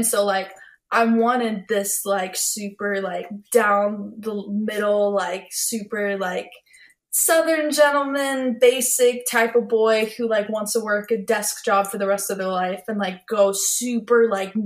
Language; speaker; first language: English; native; English